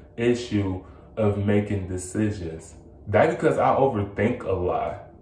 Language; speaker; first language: English; native; English